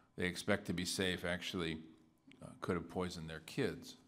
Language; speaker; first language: English; native; English